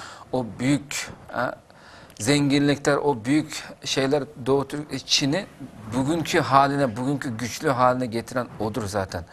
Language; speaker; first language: Turkish; non-native, fluent; Uyghur